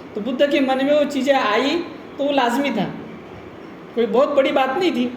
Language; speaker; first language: Hindi; non-native, local second language; Marathi